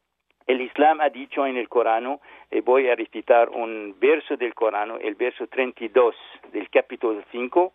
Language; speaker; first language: Spanish; non-native, learner; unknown